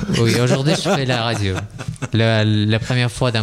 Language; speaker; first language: French; non-native, learner; Russian